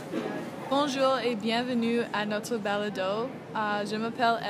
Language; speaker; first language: French; non-native, learner; English